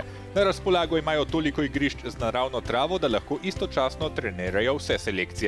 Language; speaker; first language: Slovenian; native; Slovenian